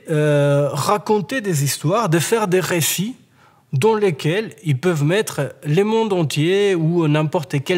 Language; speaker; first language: French; native; French